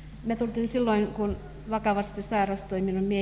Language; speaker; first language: Finnish; non-native, fluent; Russian